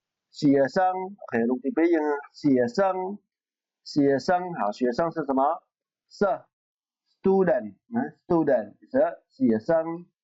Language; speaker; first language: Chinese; non-native, fluent; Khmer